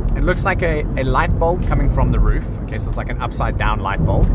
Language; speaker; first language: English; native; English